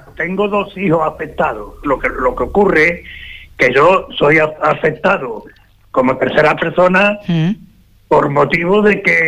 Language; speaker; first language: Spanish; native; Spanish